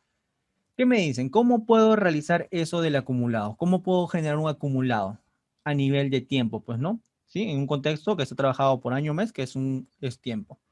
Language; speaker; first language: Spanish; native; Spanish